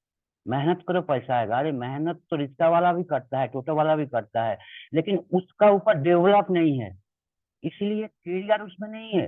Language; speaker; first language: Hindi; non-native, local second language; Bangla